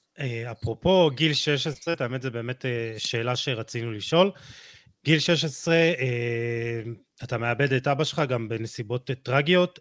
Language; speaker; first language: Hebrew; native; Hebrew